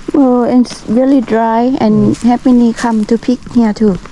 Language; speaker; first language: English; non-native, learner; Thai